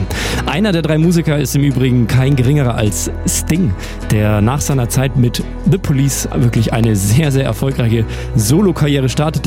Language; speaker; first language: German; native; German